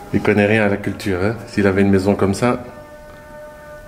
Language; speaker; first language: French; native; French